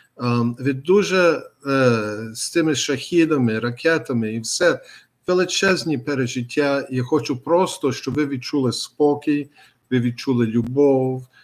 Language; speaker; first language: Ukrainian; early bilingual, heritage; Ukrainian